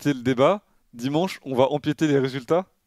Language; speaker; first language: French; native; French